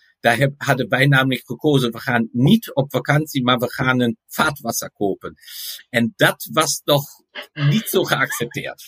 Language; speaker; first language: Dutch; non-native, fluent; German